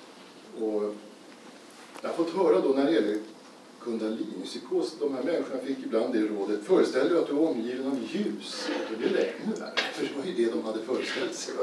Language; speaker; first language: Swedish; native; Swedish